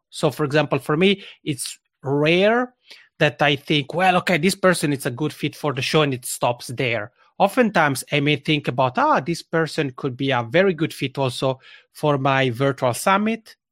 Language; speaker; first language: English; non-native, fluent; Italian